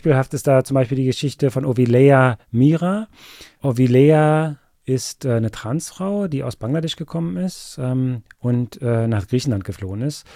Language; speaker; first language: German; native; German